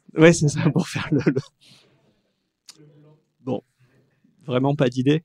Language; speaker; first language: French; native; French